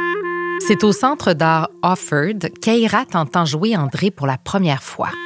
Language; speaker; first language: French; native; French